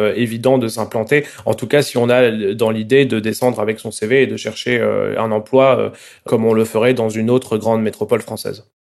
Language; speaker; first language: French; native; French